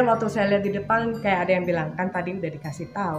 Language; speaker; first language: Indonesian; native; Indonesian